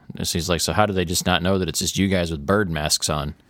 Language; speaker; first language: English; native; English